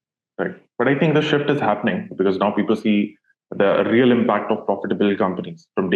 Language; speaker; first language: English; non-native, local second language; Hindi